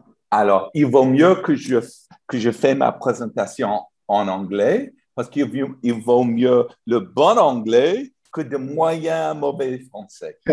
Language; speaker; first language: French; non-native, learner; English